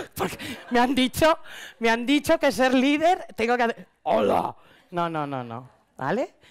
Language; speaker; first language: Spanish; native; Spanish